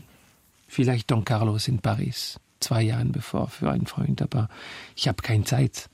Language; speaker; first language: German; non-native, fluent; French